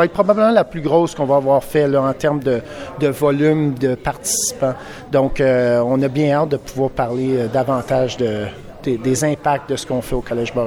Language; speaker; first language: French; native; French